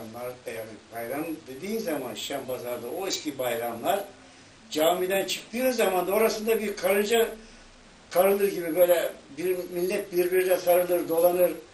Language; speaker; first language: Turkish; native; Turkish